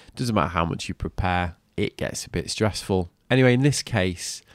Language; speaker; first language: English; native; English